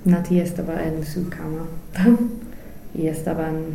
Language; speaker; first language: Spanish; non-native, learner; English